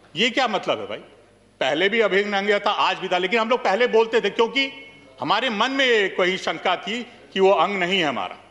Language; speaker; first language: Hindi; native; Hindi